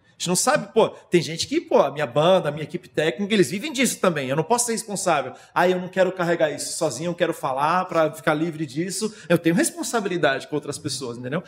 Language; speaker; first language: Portuguese; non-native, fluent; German